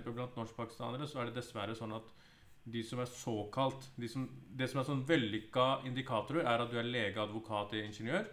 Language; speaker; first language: Norwegian; early bilingual, other home language; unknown